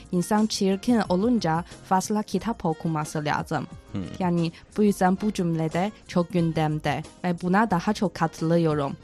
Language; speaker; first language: Turkish; non-native, fluent; Chinese